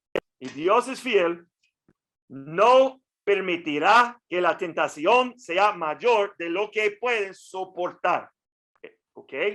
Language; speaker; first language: Spanish; non-native, fluent; English